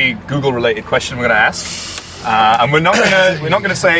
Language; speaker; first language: English; native; English